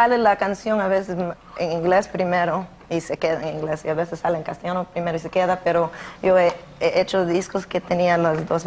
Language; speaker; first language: Spanish; early bilingual, heritage; Spanish